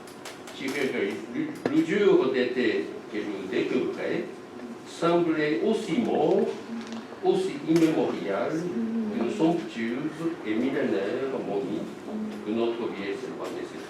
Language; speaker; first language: French; non-native, fluent; Japanese